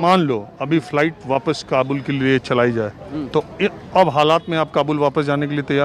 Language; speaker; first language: Hindi; native; Hindi